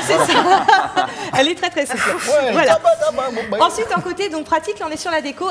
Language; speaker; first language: French; native; French